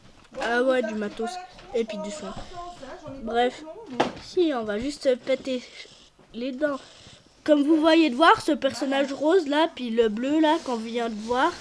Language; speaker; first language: French; native; French